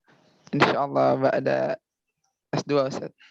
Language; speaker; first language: Arabic; non-native, learner; Indonesian